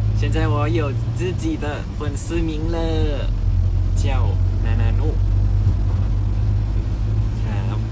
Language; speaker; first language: Chinese; non-native, learner; Thai